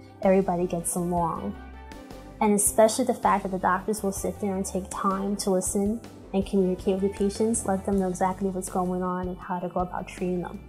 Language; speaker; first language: English; early bilingual, other home language; Spanish